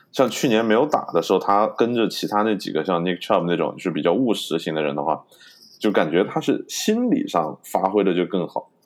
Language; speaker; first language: Chinese; native; Chinese